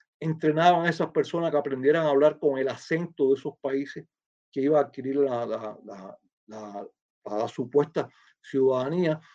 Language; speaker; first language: Spanish; native; Spanish